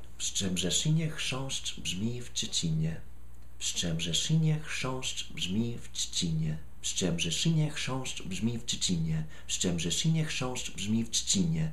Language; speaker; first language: Polish; non-native, fluent; English